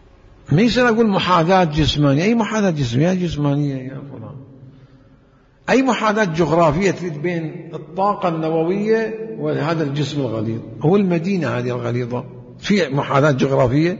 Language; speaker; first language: Arabic; native; Arabic